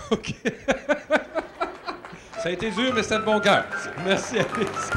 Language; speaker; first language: French; native; French